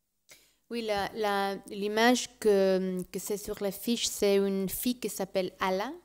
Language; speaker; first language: French; non-native, learner; Spanish